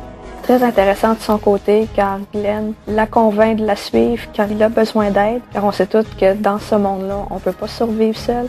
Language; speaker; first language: French; native; French